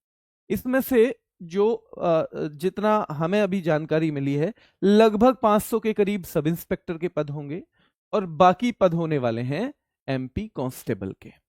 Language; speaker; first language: Hindi; native; Hindi